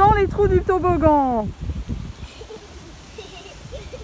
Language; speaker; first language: French; native; French